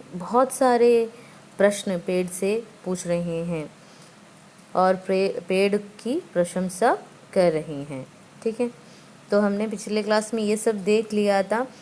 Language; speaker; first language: Hindi; non-native, local second language; Malayalam